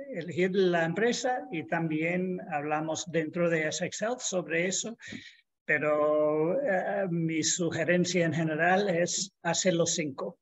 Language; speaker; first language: Spanish; non-native, fluent; English